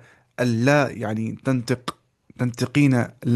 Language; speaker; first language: Arabic; non-native, fluent; Urdu